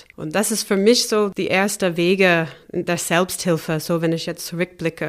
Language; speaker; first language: German; non-native, fluent; English